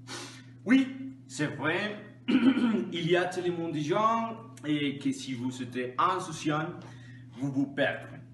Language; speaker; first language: French; non-native, learner; Spanish